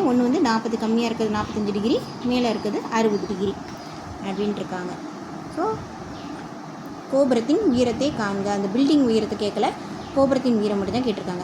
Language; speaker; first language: Tamil; native; Tamil